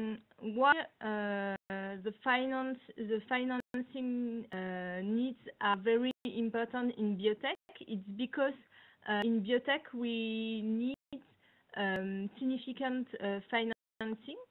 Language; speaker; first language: English; non-native, learner; French